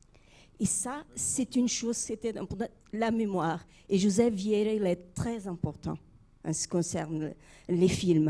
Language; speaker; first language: French; non-native, fluent; Portuguese